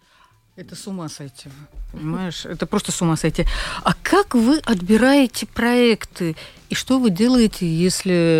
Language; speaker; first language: Russian; native; Russian